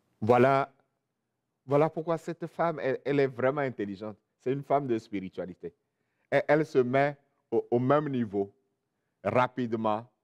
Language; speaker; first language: French; non-native, local second language; Ewe